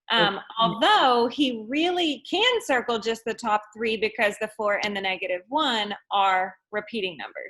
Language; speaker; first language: English; native; English